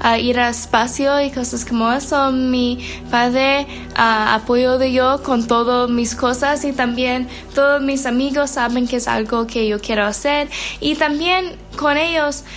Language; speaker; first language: Spanish; non-native, learner; English